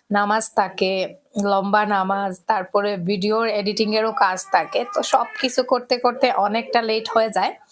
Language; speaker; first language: Bangla; native; Bangla